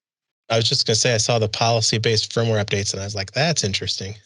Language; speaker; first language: English; native; English